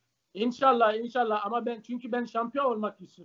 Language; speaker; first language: Turkish; non-native, learner; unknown